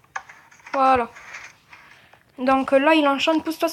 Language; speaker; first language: French; native; French